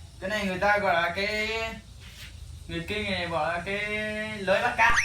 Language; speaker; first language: Vietnamese; non-native, local second language; Hmong